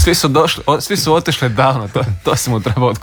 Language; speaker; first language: Serbian; native; Serbian